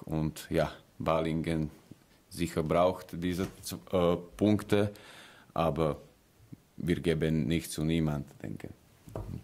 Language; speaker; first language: German; non-native, learner; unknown